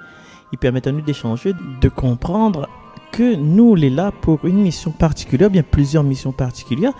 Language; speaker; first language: French; non-native, local second language; Malagasy